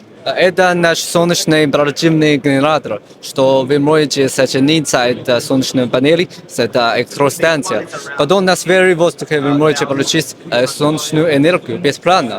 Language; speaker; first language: Russian; non-native, learner; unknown